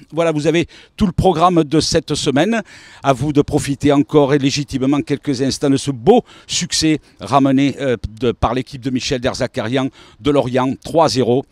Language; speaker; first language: French; native; French